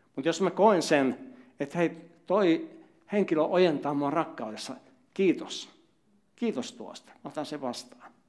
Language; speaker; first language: Finnish; native; Finnish